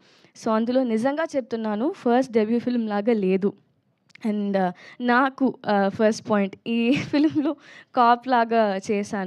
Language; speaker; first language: Telugu; non-native, learner; Tamil